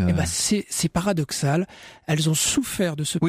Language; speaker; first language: French; native; French